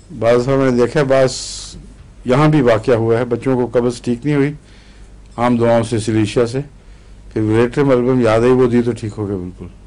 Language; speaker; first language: Urdu; native; Urdu